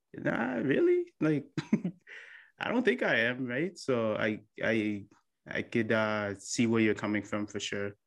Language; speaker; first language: English; early bilingual, other home language; Akan